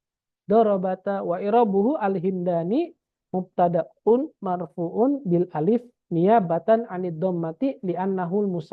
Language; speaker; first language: Arabic; non-native, fluent; Indonesian